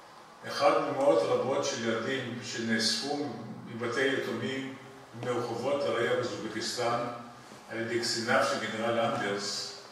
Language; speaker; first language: Hebrew; early bilingual, other home language; Polish